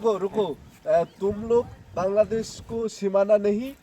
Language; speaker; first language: Hindi; non-native, learner; Bangla